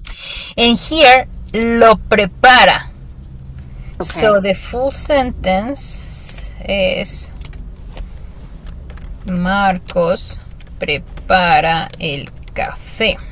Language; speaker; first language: English; non-native, fluent; Spanish